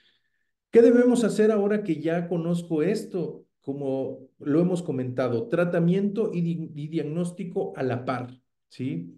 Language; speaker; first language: Spanish; native; Spanish